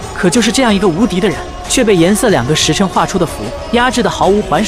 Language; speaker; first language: Chinese; native; Chinese